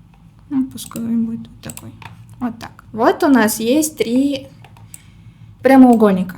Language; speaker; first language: Russian; native; Russian